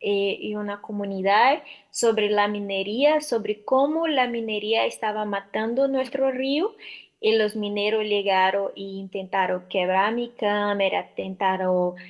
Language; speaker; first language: Spanish; non-native, learner; Portuguese